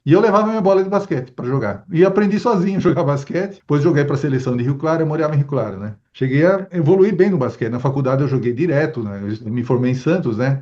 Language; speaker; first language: Portuguese; early bilingual, other home language; Spanish